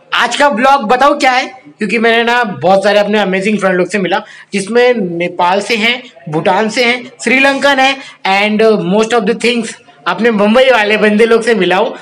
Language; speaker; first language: Hindi; native; Hindi